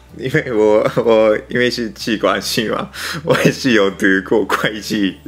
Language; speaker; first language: Chinese; non-native, fluent; Japanese